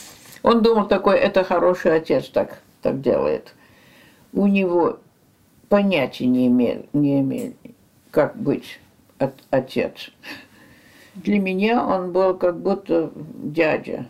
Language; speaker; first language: Russian; early bilingual, heritage; French